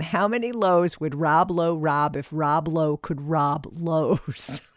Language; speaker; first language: English; native; English